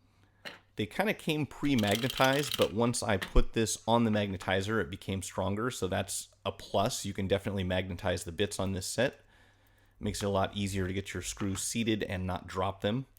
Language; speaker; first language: English; native; English